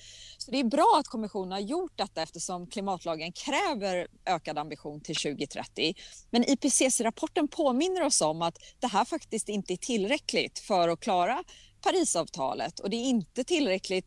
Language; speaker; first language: Swedish; native; Swedish